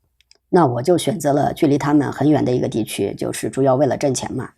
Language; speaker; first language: Chinese; native; Chinese